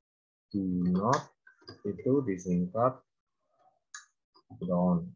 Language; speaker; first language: English; non-native, fluent; Indonesian